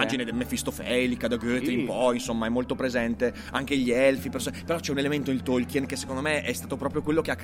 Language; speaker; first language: Italian; native; Italian